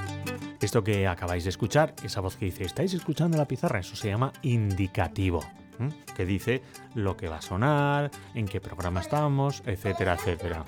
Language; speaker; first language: Spanish; native; Spanish